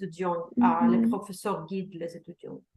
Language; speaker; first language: French; non-native, learner; Russian